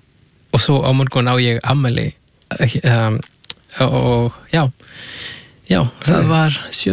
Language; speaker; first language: Icelandic; non-native, fluent; Spanish